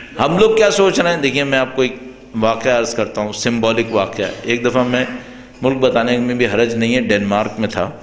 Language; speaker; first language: Urdu; native; Urdu